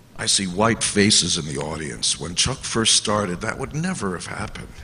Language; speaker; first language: English; early bilingual, other home language; Hungarian